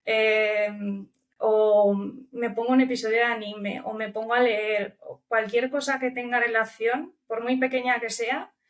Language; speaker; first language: Spanish; early bilingual, other home language; Romanian